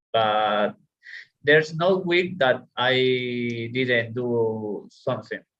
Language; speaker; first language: English; non-native, learner; Spanish